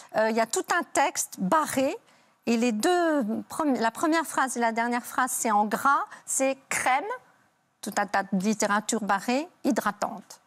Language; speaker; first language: French; native; French